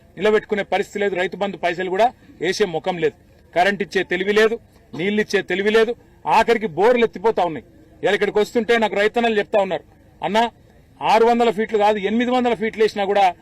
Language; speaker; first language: Telugu; native; Telugu